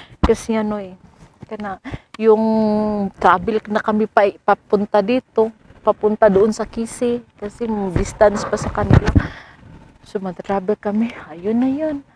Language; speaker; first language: Filipino; non-native, local second language; Cebuano